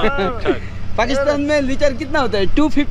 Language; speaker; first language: Hindi; non-native, learner; Bangla